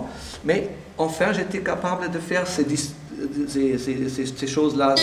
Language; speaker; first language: French; non-native, fluent; German